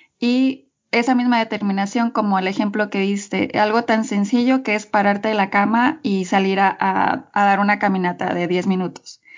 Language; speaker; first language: Spanish; native; Spanish